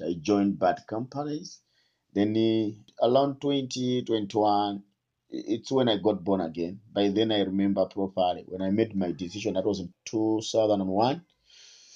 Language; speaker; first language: English; non-native, local second language; Tumbuka